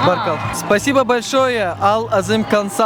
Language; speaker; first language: Russian; non-native, local second language; Chechen